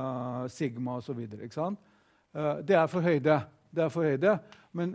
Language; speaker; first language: Norwegian; non-native, fluent; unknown